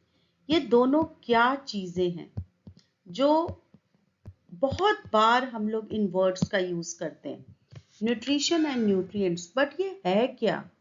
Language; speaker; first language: Hindi; native; Hindi